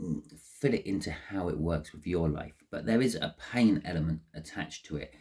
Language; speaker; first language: English; native; English